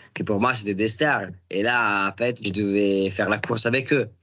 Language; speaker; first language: French; non-native, fluent; Italian